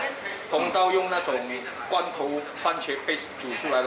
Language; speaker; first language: Chinese; native; Chinese